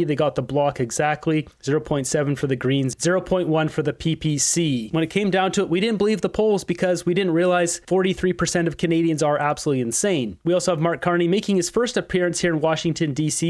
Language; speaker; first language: English; native; English